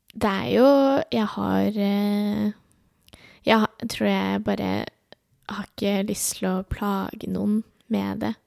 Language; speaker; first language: Norwegian; early bilingual, other home language; Urdu